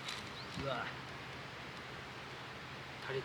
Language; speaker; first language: Japanese; native; Japanese